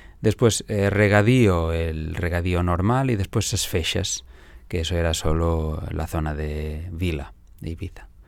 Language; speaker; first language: Spanish; non-native, local second language; Catalan